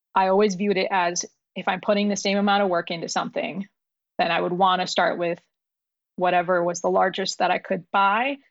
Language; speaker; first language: English; early bilingual, other home language; Urdu